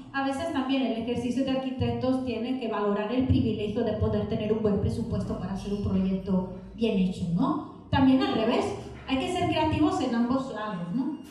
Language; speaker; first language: Spanish; non-native, fluent; Italian